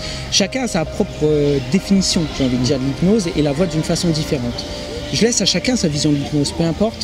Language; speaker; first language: French; native; French